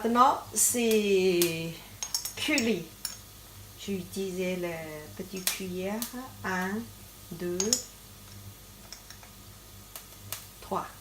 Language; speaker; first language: French; non-native, learner; Thai